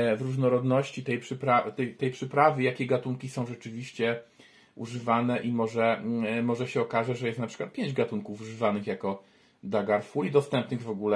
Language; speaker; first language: Polish; native; Polish